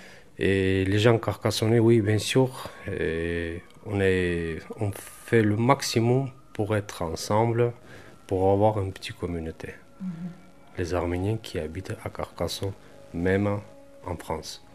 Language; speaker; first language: French; non-native, fluent; Armenian